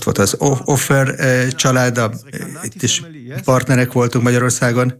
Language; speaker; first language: Hungarian; non-native, fluent; Hebrew